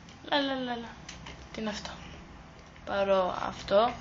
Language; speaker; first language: Greek; native; Greek